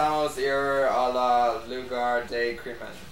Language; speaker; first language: Spanish; non-native, learner; English